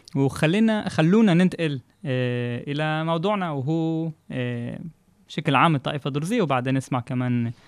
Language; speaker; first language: Arabic; non-native, fluent; Hebrew